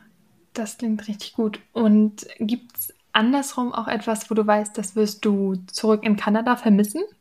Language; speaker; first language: German; native; German